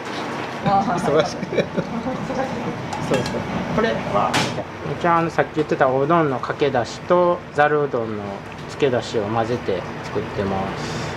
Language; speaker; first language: Japanese; native; Japanese